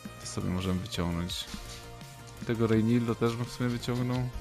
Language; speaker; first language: Polish; native; Polish